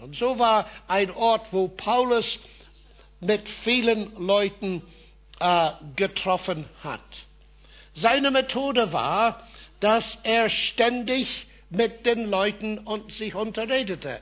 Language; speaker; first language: German; non-native, fluent; English